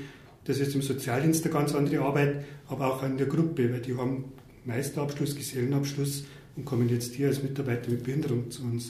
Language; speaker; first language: German; native; German